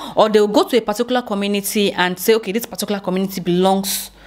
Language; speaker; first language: English; non-native, local second language; Igbo